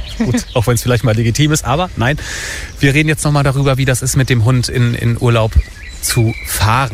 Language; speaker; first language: German; native; German